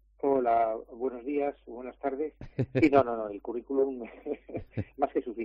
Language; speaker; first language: Spanish; native; Spanish